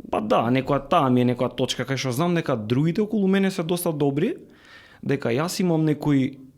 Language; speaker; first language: Macedonian; native; Macedonian